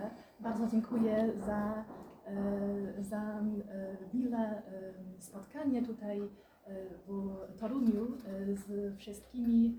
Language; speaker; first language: Polish; non-native, fluent; Chinese